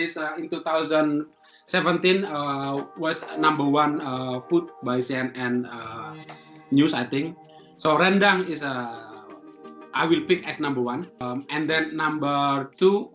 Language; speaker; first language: English; non-native, fluent; Indonesian